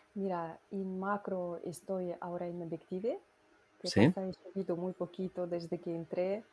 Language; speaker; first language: Spanish; non-native, fluent; Russian